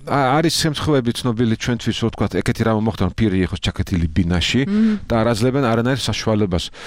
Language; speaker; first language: Georgian; non-native, fluent; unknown